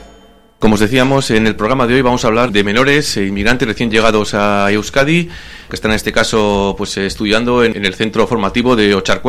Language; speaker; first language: Spanish; native; Spanish